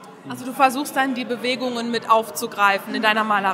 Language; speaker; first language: German; native; German